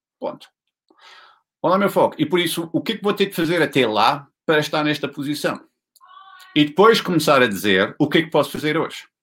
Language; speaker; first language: Portuguese; non-native, fluent; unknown